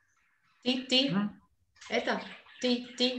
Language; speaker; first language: Russian; native; Russian